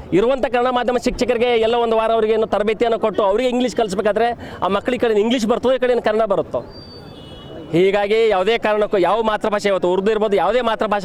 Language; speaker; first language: Kannada; native; Kannada